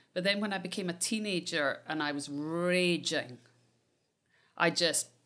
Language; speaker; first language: English; native; English